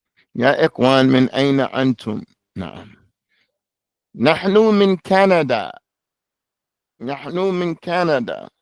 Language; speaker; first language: Arabic; non-native, fluent; English